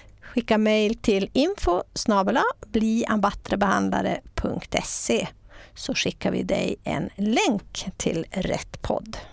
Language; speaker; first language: Swedish; native; Swedish